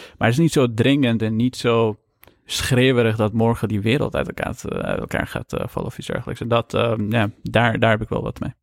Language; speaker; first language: Dutch; early bilingual, other home language; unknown